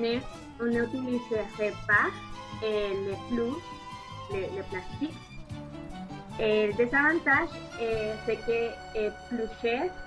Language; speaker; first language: French; non-native, learner; Spanish